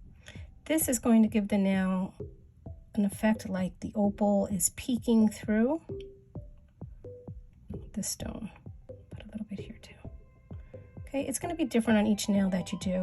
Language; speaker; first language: English; native; English